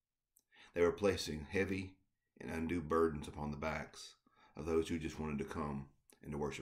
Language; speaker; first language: English; native; English